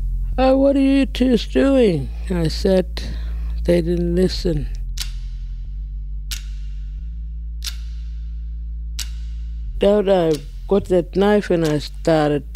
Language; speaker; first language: English; non-native, local second language; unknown